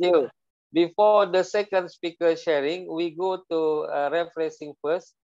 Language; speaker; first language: English; non-native, learner; Indonesian